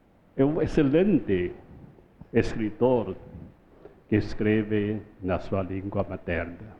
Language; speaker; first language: Portuguese; non-native, fluent; Chinese